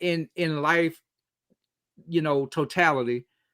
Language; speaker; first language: English; native; English